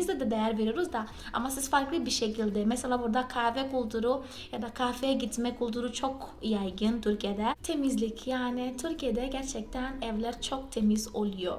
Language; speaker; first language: Turkish; non-native, fluent; Portuguese